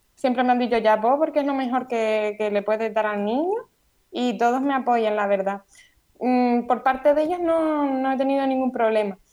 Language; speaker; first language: Spanish; native; Spanish